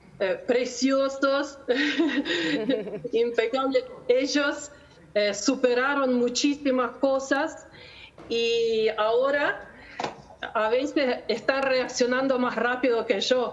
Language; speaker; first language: Spanish; non-native, learner; Ukrainian